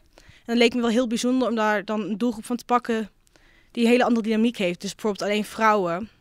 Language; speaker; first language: Dutch; native; Dutch